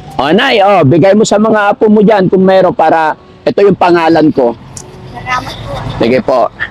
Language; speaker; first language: Filipino; native; Filipino